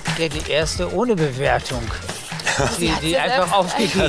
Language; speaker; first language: German; native; German